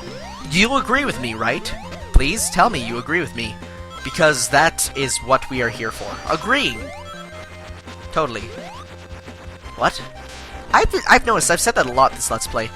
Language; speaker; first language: English; native; English